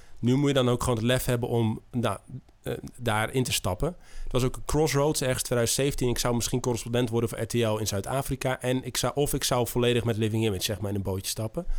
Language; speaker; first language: Dutch; native; Dutch